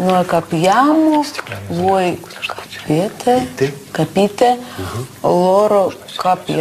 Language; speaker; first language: Italian; non-native, learner; Russian